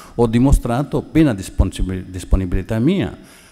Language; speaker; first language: Italian; non-native, fluent; Urdu